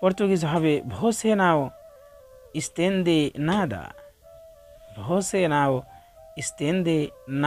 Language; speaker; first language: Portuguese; non-native, fluent; Bangla